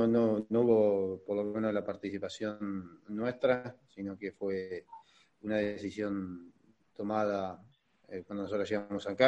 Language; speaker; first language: Spanish; native; Spanish